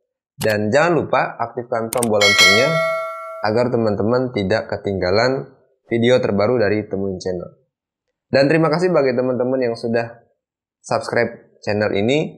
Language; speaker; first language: Indonesian; native; Indonesian